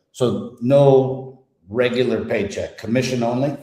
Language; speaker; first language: English; native; English